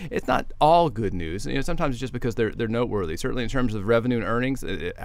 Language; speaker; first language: English; native; English